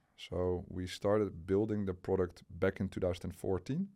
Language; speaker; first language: English; non-native, fluent; Dutch